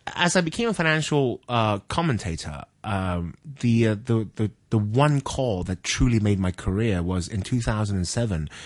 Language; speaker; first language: English; non-native, local second language; Cantonese